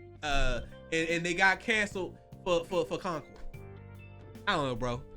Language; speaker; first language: English; native; English